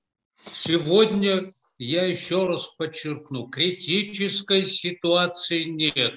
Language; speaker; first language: Russian; native; Russian